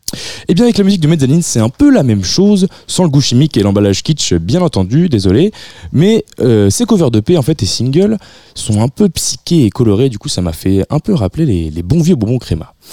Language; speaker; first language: French; native; French